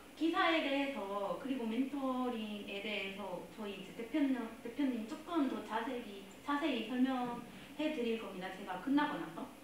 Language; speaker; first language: Korean; non-native, fluent; Spanish